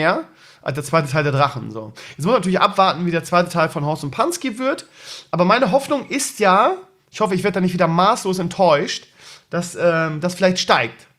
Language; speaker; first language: German; native; German